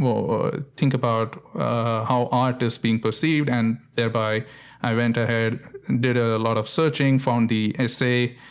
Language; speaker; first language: English; non-native, local second language; Tamil